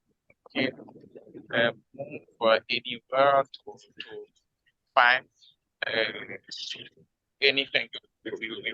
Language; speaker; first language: English; non-native, learner; Haitian Creole